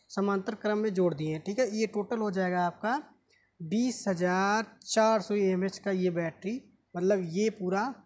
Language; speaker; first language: Hindi; native; Hindi